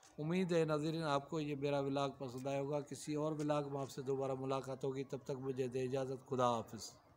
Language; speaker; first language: Urdu; native; Urdu